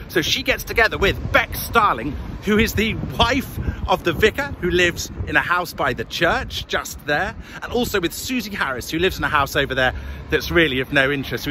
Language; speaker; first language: English; native; English